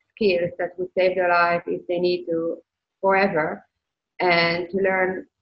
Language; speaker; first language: English; non-native, fluent; Hebrew